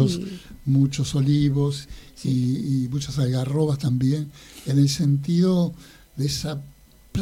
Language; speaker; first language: Spanish; native; Spanish